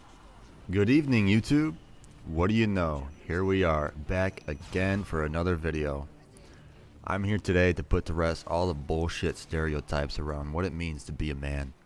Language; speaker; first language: English; native; English